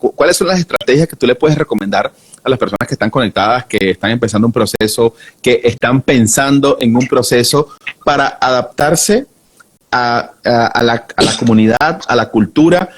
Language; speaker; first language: Spanish; native; Spanish